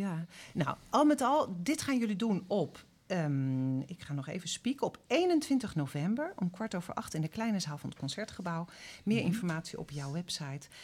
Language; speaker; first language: Dutch; native; Dutch